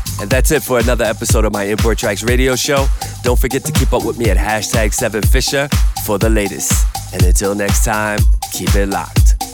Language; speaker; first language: English; native; English